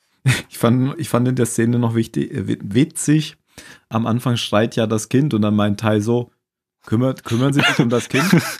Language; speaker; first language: German; native; German